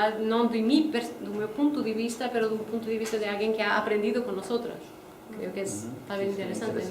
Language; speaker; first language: Spanish; non-native, fluent; Portuguese